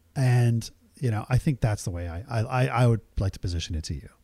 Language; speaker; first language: English; native; English